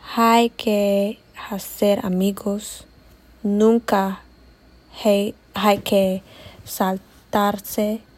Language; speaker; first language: Spanish; non-native, learner; Amharic